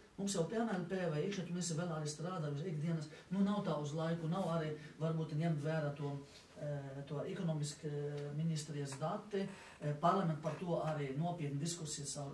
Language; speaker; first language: Latvian; non-native, fluent; Arabic